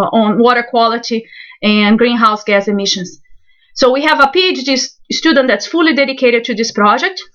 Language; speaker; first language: English; non-native, fluent; Portuguese